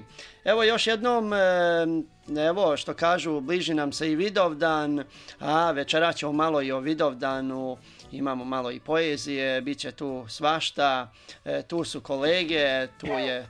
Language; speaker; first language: Serbian; native; Serbian